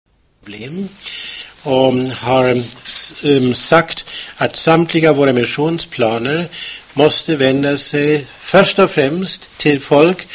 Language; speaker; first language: Swedish; non-native, fluent; German